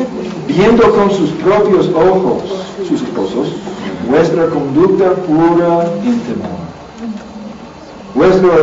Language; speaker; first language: Spanish; non-native, learner; English